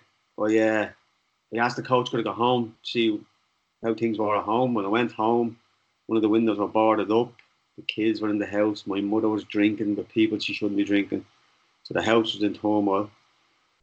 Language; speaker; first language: English; native; English